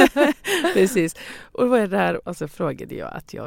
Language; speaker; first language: Swedish; non-native, fluent; Persian